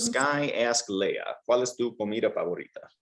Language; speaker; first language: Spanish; non-native, fluent; English